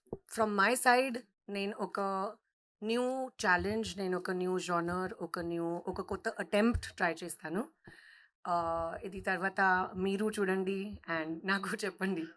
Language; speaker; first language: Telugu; non-native, learner; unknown